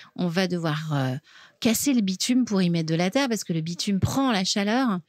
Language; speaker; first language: French; native; French